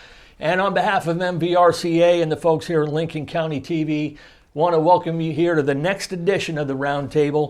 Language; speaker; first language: English; native; English